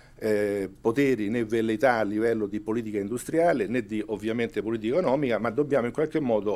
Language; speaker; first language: Italian; native; Italian